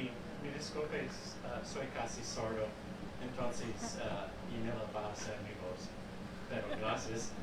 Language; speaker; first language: Spanish; non-native, fluent; English